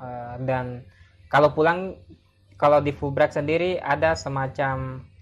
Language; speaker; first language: Indonesian; non-native, local second language; Buginese